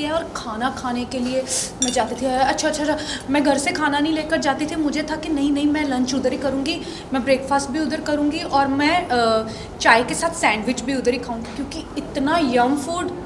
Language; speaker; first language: Hindi; non-native, local second language; Punjabi